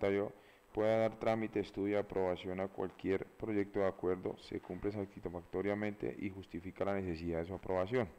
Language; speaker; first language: Spanish; native; Spanish